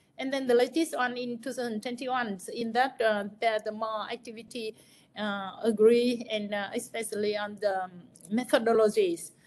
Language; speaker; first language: English; non-native, fluent; Vietnamese